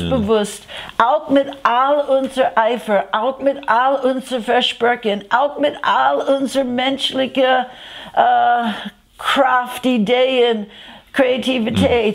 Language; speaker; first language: German; non-native, fluent; English